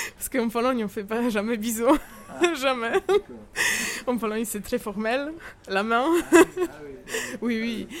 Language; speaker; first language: French; non-native, fluent; Polish